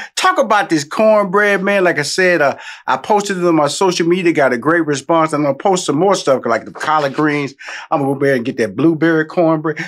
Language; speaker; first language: English; native; English